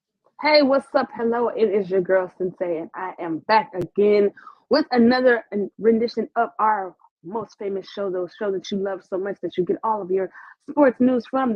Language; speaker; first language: English; native; English